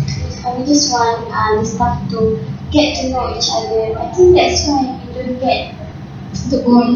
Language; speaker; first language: English; non-native, learner; Malay